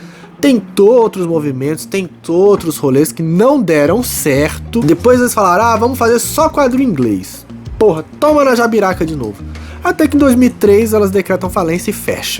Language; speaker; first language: Portuguese; native; Portuguese